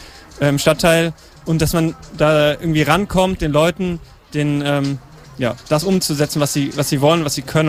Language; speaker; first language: German; native; German